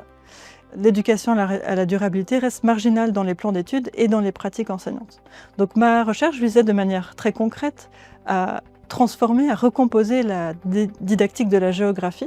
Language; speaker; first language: French; native; French